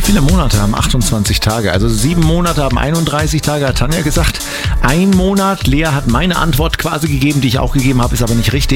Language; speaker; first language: German; native; German